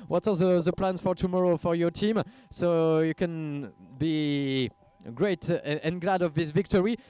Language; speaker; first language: English; non-native, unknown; French